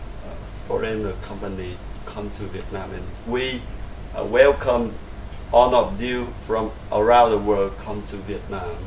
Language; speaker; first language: English; non-native, learner; Vietnamese